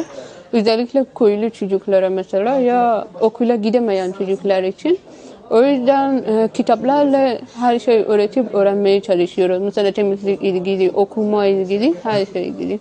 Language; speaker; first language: Turkish; non-native, fluent; Persian